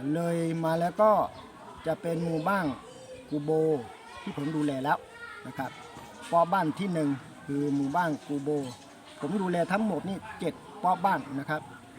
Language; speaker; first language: Thai; non-native, local second language; S'gaw Karen